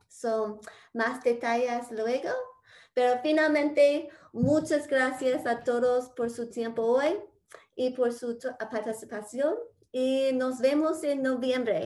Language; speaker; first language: Spanish; non-native, fluent; English